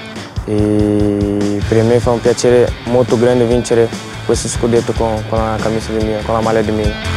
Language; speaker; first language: Italian; non-native, fluent; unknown